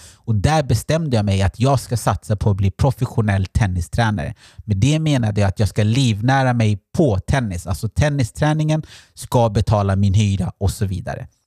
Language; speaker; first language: Swedish; early bilingual, other home language; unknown